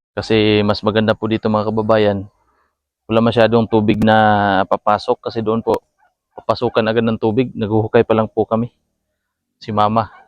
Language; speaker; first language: Filipino; non-native, local second language; Cebuano